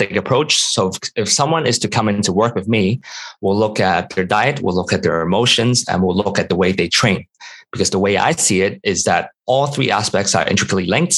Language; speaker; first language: English; non-native, local second language; Cantonese